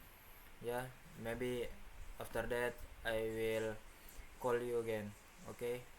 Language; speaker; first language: English; non-native, learner; Indonesian